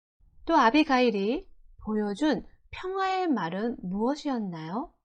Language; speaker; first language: Korean; native; Korean